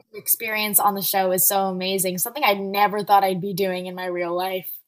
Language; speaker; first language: English; early bilingual, other home language; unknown